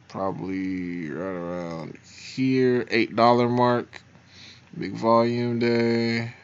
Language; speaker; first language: English; native; English